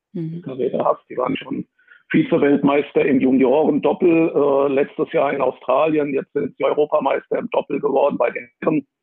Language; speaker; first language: German; native; German